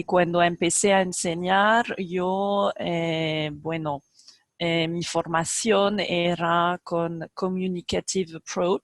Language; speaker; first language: Spanish; non-native, fluent; French